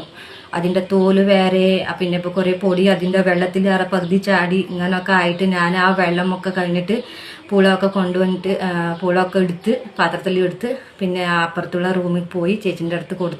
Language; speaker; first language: Malayalam; non-native, local second language; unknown